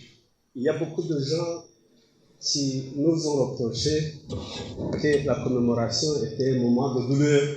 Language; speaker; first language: French; non-native, local second language; Kinyarwanda